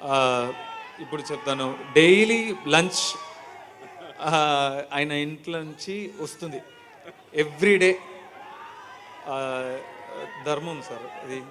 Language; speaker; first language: Telugu; non-native, learner; Tamil